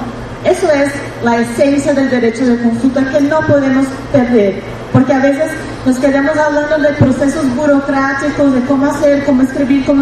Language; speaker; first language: Spanish; non-native, fluent; Portuguese